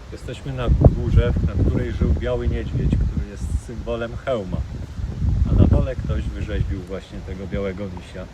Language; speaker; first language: Polish; native; Polish